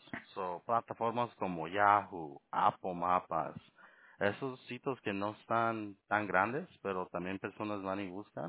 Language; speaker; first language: Spanish; early bilingual, heritage; Spanish